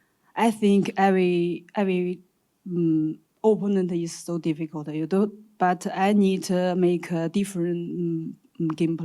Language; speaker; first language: English; non-native, learner; Chinese